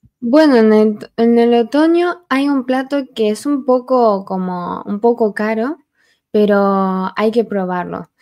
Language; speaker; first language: Spanish; native; Spanish